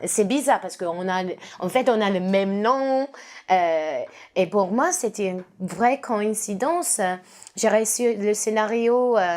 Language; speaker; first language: French; non-native, learner; English